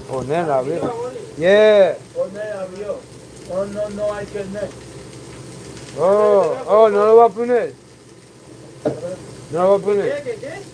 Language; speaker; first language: Spanish; early bilingual, heritage; Spanish